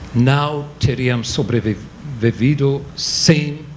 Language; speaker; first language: Portuguese; non-native, fluent; English